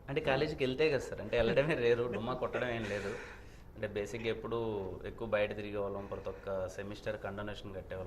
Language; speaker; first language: Telugu; native; Telugu